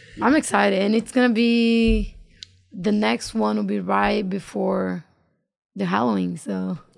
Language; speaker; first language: English; non-native, fluent; Portuguese